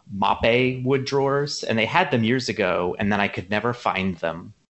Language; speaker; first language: English; native; English